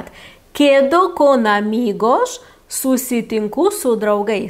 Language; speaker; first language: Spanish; non-native, fluent; Lithuanian